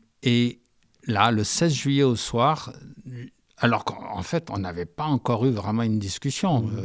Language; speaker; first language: French; early bilingual, heritage; French